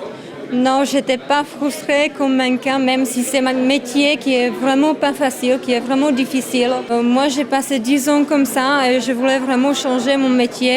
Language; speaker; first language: French; non-native, fluent; Czech